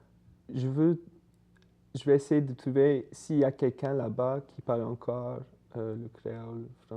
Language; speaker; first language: French; non-native, fluent; English